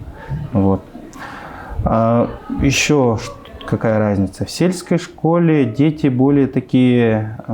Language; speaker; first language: Russian; native; Russian